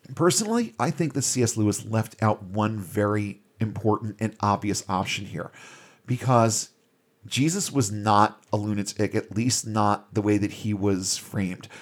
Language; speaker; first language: English; native; English